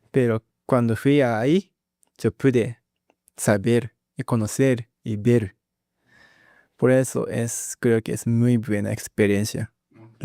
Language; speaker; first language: Spanish; non-native, learner; Japanese